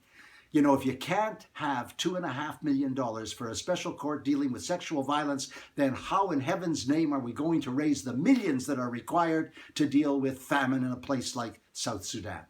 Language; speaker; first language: English; native; English